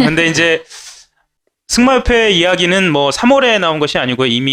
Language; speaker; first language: Korean; native; Korean